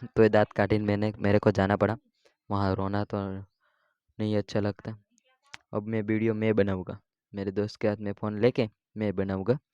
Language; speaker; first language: Hindi; non-native, local second language; Gujarati